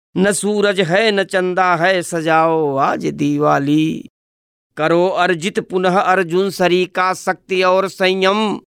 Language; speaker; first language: Hindi; native; Hindi